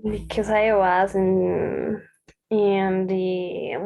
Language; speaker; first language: English; non-native, learner; Spanish